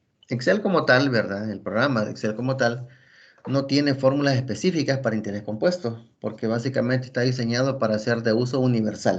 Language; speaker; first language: Spanish; native; Spanish